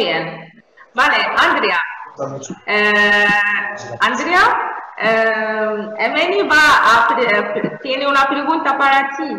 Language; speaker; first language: Spanish; non-native, fluent; Arabic